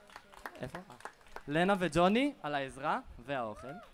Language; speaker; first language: Hebrew; native; Hebrew